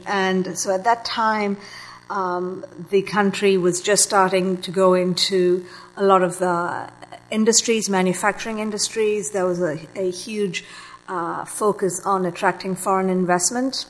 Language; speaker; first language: English; non-native, local second language; Tamil